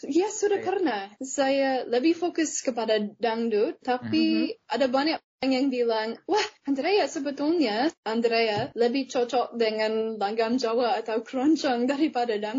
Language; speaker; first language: Indonesian; non-native, fluent; English